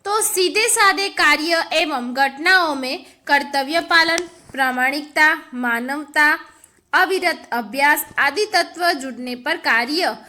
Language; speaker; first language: Hindi; non-native, local second language; Gujarati